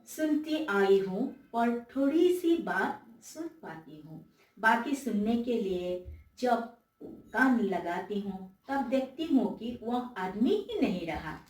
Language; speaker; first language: Hindi; non-native, local second language; Assamese